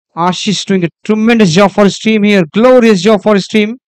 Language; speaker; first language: English; non-native, local second language; Marathi